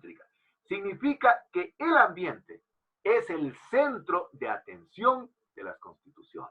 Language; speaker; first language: Spanish; native; Spanish